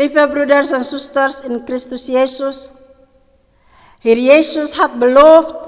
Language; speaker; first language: Dutch; non-native, learner; Indonesian